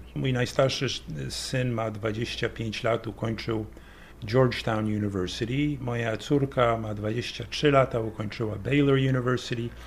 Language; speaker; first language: Polish; early bilingual, heritage; Polish